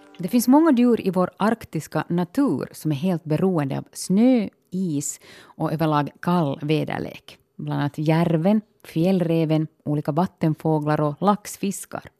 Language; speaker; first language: Swedish; native; Swedish